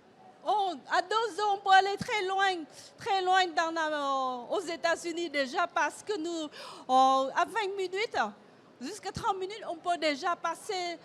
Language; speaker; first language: French; non-native, fluent; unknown